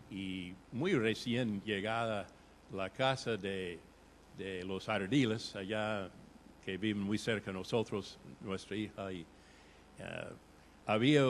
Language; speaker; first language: Spanish; non-native, fluent; English